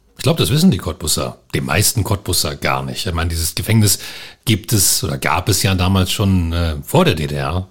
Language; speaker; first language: German; native; German